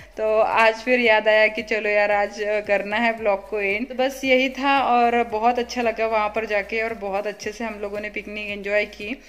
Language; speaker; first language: Hindi; non-native, local second language; Marathi